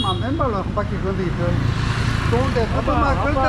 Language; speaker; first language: Korean; native; Korean